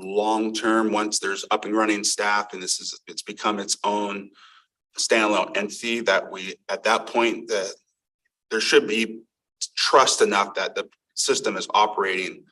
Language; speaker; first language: English; native; English